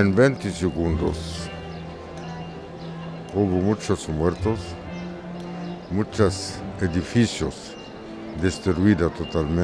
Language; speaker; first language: Spanish; non-native, learner; Arabic